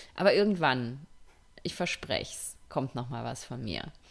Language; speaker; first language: German; native; German